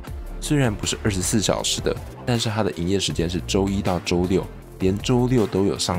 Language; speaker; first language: Chinese; native; Chinese